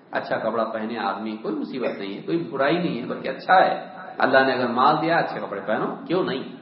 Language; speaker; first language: Urdu; native; Urdu